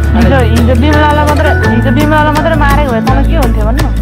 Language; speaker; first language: Arabic; non-native, learner; Nepali